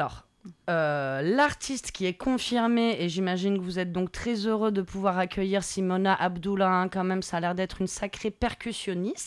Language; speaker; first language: French; native; French